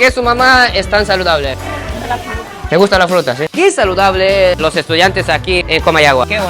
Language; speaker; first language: Spanish; non-native, fluent; English